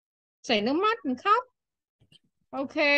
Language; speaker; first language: Chinese; non-native, fluent; Vietnamese